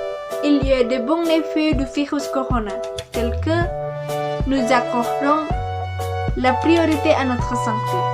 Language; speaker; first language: French; non-native, learner; Indonesian